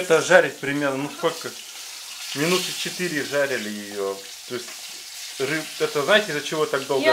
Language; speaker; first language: Russian; native; Russian